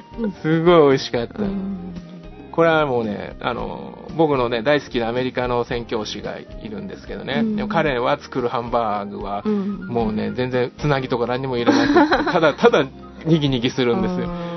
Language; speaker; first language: Japanese; native; Japanese